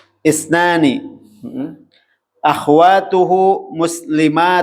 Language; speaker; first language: Arabic; non-native, learner; Indonesian